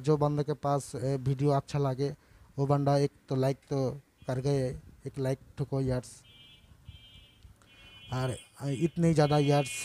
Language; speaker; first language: Hindi; non-native, learner; Bangla